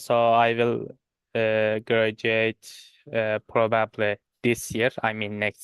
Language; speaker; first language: English; non-native, learner; Turkish